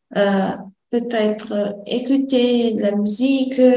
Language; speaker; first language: French; non-native, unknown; Portuguese